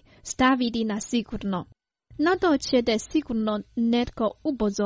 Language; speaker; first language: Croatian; non-native, fluent; Chinese